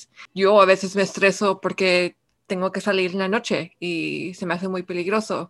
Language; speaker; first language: Spanish; early bilingual, heritage; Spanish